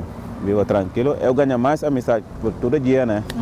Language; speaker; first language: Portuguese; non-native, learner; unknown